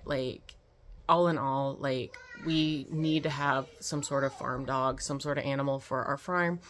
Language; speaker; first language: English; native; English